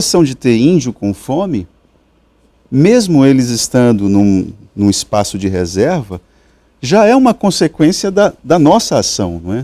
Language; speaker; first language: Portuguese; native; Portuguese